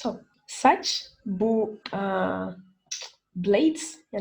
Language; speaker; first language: Turkish; non-native, learner; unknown